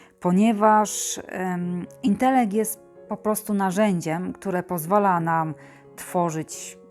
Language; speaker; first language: Polish; native; Polish